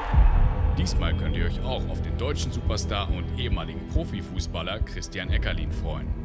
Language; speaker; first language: German; native; German